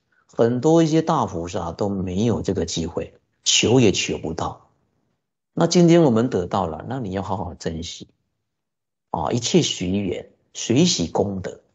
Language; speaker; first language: Chinese; native; Chinese